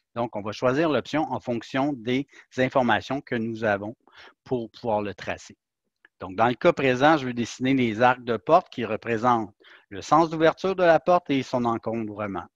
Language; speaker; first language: French; native; French